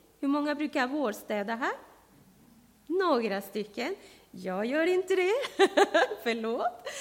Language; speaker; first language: Swedish; non-native, fluent; Spanish